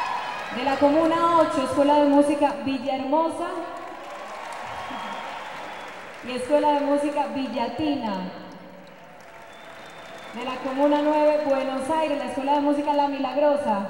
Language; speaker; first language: Spanish; native; Spanish